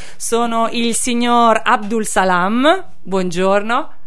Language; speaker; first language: Italian; native; Italian